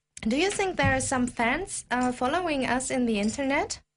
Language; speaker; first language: English; non-native, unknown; German